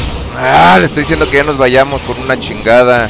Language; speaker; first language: Spanish; native; Spanish